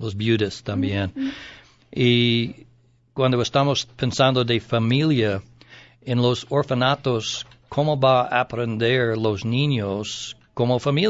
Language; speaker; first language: Spanish; non-native, learner; English